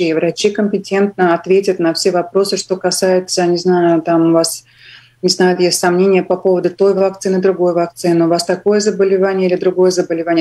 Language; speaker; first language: Russian; non-native, local second language; Latvian